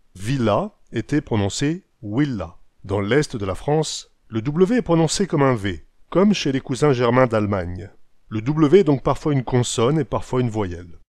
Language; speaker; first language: French; native; French